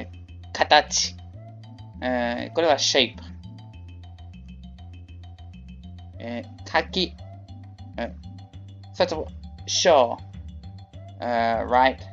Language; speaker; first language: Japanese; non-native, learner; English